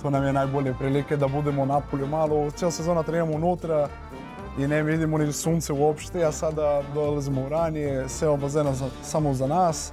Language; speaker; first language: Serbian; non-native, learner; Portuguese